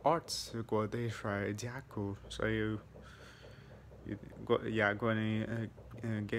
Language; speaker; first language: Chinese; non-native, fluent; English